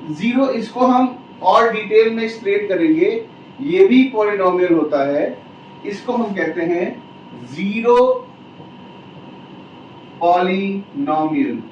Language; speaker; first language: Hindi; native; Hindi